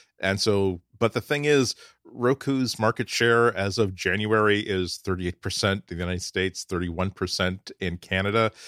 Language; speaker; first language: English; native; English